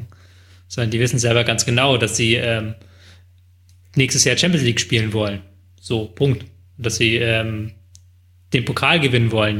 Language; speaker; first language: German; native; German